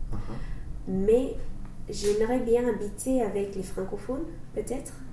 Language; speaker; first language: French; non-native, fluent; English